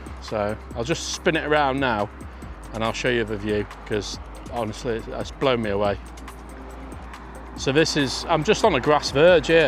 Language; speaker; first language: English; native; English